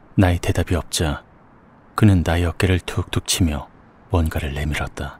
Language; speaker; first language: Korean; native; Korean